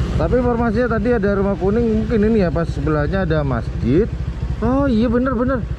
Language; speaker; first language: Indonesian; non-native, local second language; Madurese